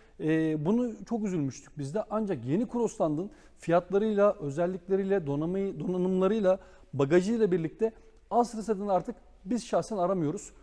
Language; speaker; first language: Turkish; native; Turkish